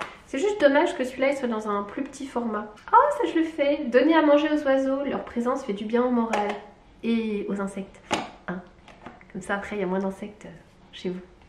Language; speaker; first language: French; native; French